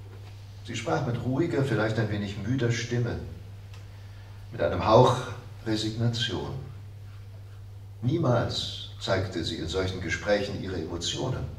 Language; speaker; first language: German; native; German